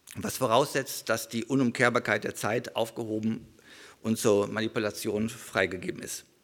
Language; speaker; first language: German; native; German